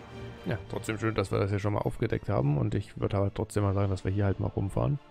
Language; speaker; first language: German; native; German